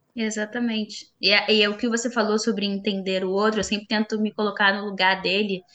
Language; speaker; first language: Portuguese; native; Portuguese